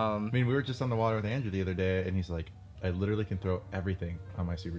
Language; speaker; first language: English; native; English